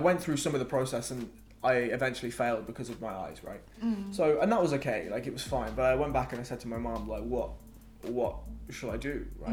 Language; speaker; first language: English; native; English